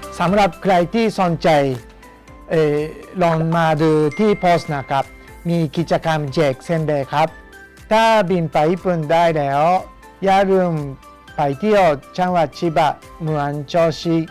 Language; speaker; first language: Thai; non-native, fluent; Japanese